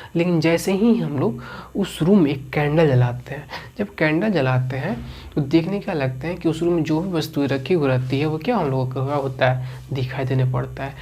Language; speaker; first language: Hindi; native; Hindi